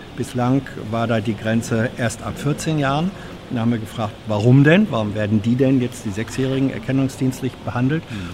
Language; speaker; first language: German; native; German